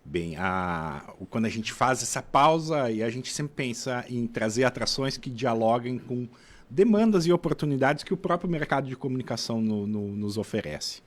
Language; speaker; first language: Portuguese; native; Portuguese